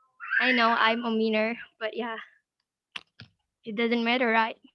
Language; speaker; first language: English; non-native, learner; Indonesian